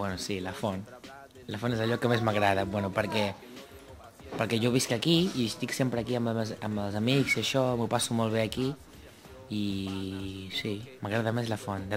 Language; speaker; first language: Catalan; non-native, fluent; Portuguese